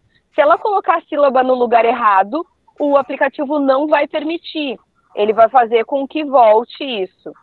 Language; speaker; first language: Portuguese; native; Portuguese